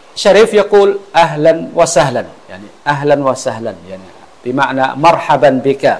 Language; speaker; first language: Arabic; non-native, fluent; Khmer